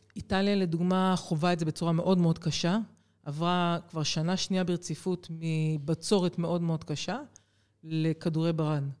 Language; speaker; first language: Hebrew; native; Hebrew